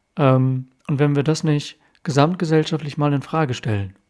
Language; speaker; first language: German; native; German